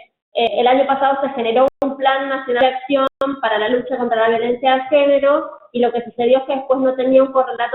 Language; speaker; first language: Spanish; native; Spanish